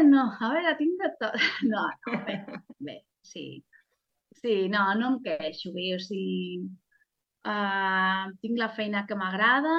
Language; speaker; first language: Catalan; non-native, local second language; Spanish